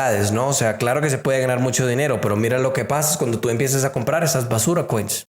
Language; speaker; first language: Spanish; native; Spanish